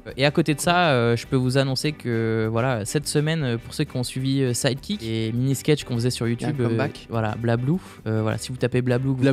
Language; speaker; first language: French; native; French